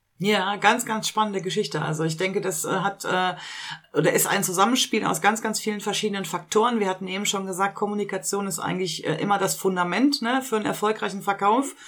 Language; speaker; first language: German; native; German